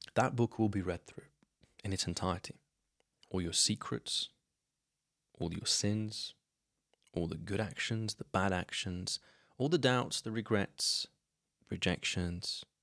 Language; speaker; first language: English; non-native, fluent; Slovenian